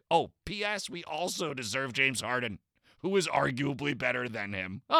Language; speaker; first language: English; native; English